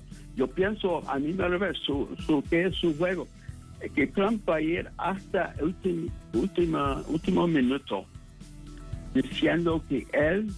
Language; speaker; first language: Spanish; non-native, fluent; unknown